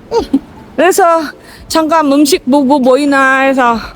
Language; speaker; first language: Korean; non-native, fluent; Indonesian